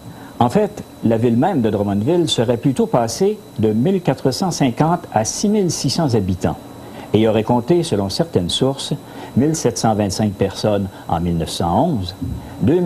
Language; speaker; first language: French; native; French